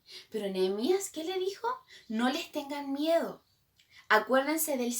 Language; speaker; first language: Spanish; native; Spanish